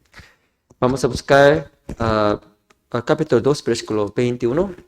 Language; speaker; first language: Spanish; non-native, fluent; Korean